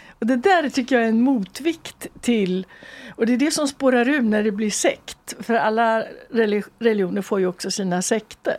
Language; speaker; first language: Swedish; native; Swedish